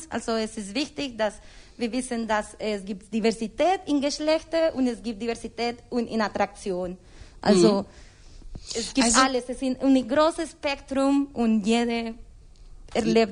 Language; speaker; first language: German; non-native, learner; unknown